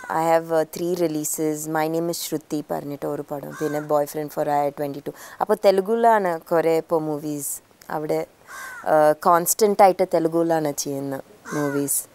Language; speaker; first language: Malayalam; early bilingual, heritage; Malayalam